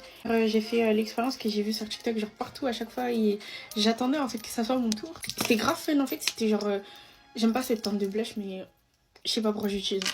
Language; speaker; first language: French; native; French